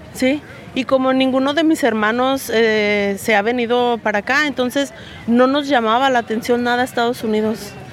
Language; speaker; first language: Spanish; native; Spanish